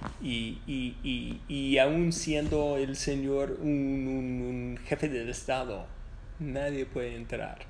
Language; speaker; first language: Spanish; non-native, fluent; English